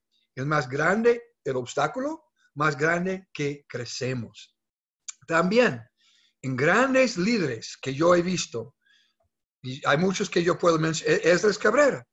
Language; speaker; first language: Spanish; non-native, fluent; English